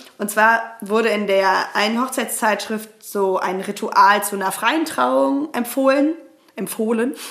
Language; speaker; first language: German; native; German